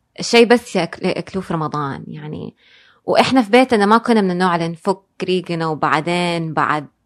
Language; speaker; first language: Arabic; native; Arabic